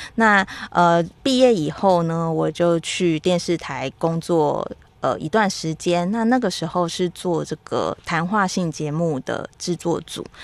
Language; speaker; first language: Chinese; native; Chinese